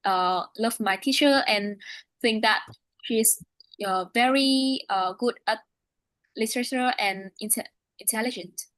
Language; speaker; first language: English; non-native, learner; Vietnamese